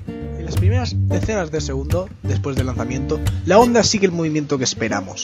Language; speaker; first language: Spanish; native; Spanish